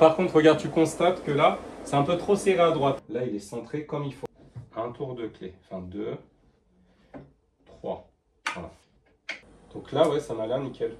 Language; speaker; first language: French; native; French